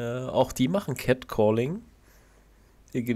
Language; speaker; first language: German; native; German